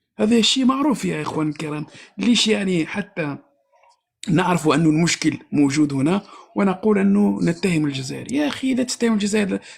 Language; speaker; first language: Arabic; native; Arabic